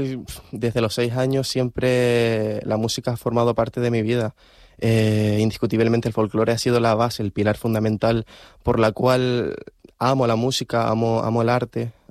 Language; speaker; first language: Spanish; native; Spanish